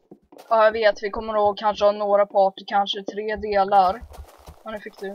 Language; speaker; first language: Swedish; early bilingual, heritage; Swedish